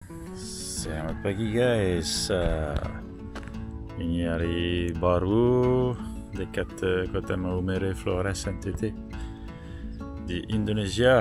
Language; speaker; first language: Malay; non-native, learner; French